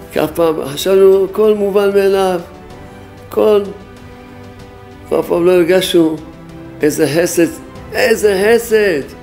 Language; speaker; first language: Hebrew; non-native, fluent; French